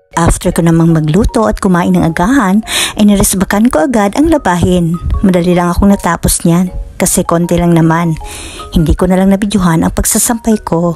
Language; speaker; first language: Filipino; non-native, local second language; Cebuano